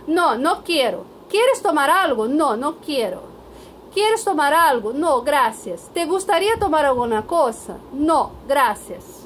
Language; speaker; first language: Spanish; non-native, fluent; Portuguese